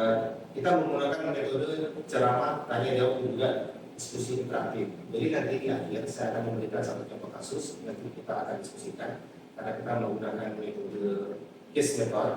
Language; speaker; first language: Indonesian; native; Indonesian